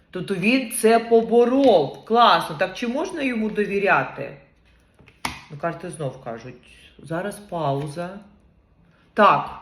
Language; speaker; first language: Ukrainian; non-native, local second language; Russian